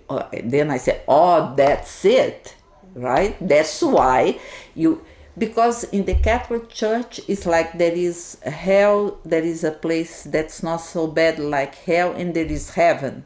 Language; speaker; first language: English; non-native, learner; Portuguese